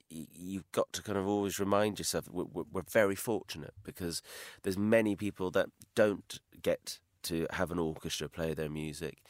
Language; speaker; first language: English; native; English